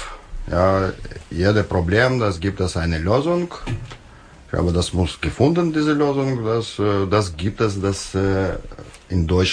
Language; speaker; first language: German; non-native, learner; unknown